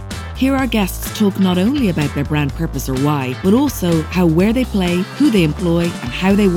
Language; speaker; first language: English; native; English